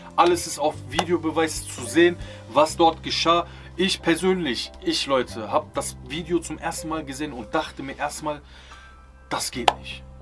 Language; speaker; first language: German; early bilingual, other home language; Turkish